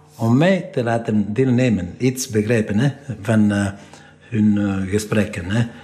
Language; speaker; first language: Dutch; non-native, fluent; Italian